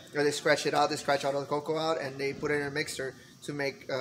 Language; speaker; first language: English; early bilingual, other home language; Spanish